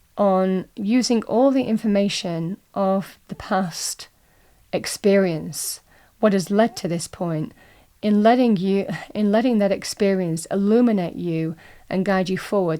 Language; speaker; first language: English; native; English